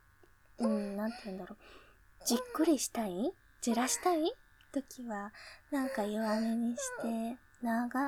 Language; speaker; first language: Japanese; native; Japanese